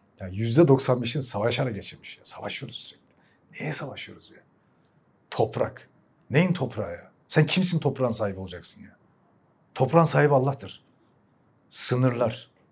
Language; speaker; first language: Turkish; early bilingual, heritage; Turkish